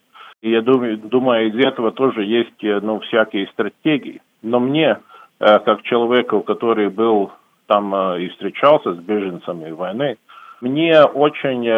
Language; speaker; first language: Russian; non-native, local second language; Latvian